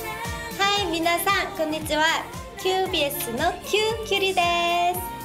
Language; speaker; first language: Japanese; non-native, learner; Korean